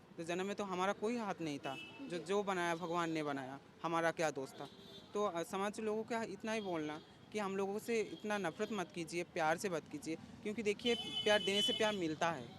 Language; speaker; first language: Hindi; native; Hindi